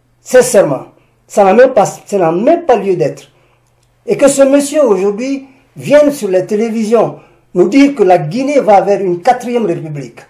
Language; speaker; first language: French; non-native, local second language; Susu